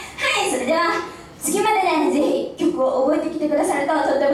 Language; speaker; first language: Japanese; native; Japanese